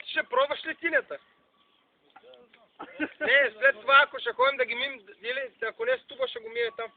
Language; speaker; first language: Bulgarian; native; Bulgarian